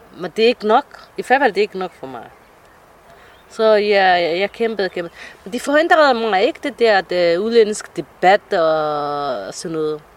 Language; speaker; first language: Danish; non-native, fluent; Somali